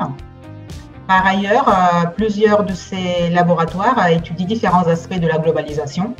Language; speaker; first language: French; non-native, fluent; Bulgarian